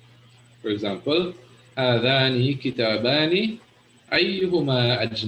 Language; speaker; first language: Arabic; non-native, fluent; English